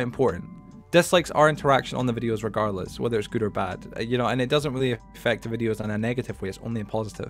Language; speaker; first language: English; native; English